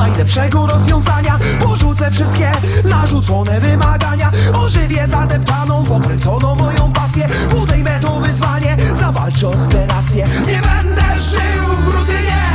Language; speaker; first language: Polish; non-native, fluent; Ukrainian